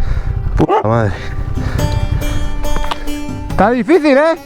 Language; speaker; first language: Spanish; native; Spanish